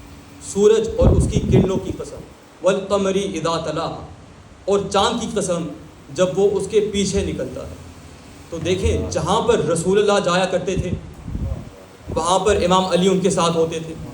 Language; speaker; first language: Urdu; early bilingual, heritage; Urdu